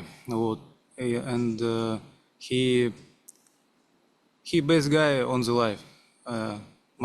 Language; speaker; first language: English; non-native, learner; Russian